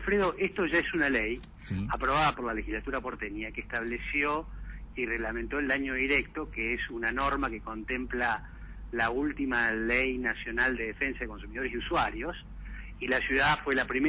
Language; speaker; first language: Spanish; native; Spanish